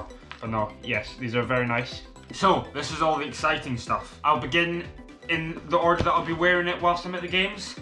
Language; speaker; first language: English; native; English